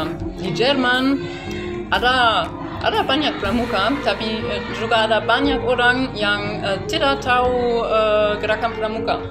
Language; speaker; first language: Indonesian; non-native, learner; German